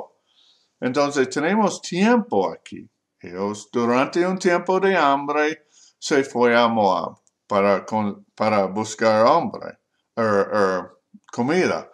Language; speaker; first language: Spanish; non-native, learner; English